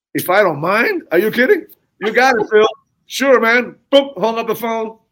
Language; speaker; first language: English; non-native, fluent; Spanish